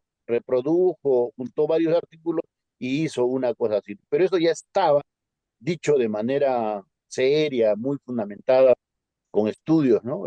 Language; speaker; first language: Spanish; native; Spanish